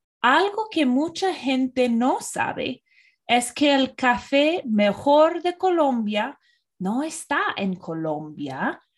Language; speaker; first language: Spanish; non-native, fluent; English